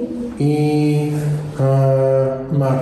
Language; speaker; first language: Italian; non-native, learner; English